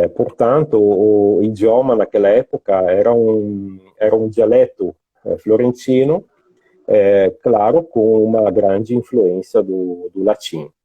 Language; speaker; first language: Portuguese; non-native, fluent; Italian